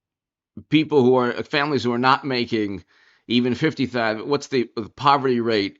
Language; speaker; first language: English; native; English